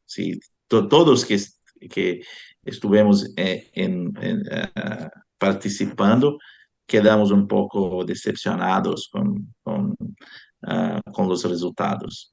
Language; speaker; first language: Spanish; non-native, fluent; Portuguese